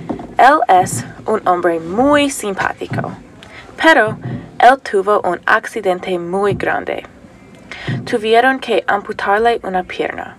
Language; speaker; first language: Spanish; non-native, learner; English